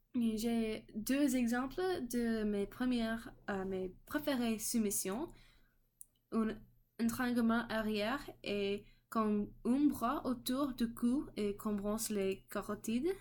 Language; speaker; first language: French; non-native, learner; English